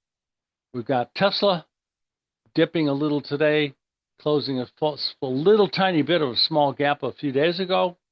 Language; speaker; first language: English; native; English